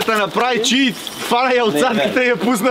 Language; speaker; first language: Bulgarian; native; Bulgarian